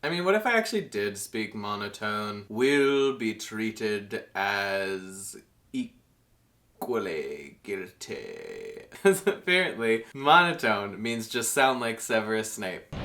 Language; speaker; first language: English; native; English